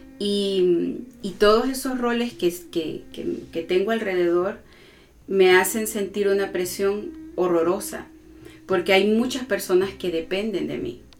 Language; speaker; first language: Spanish; native; Spanish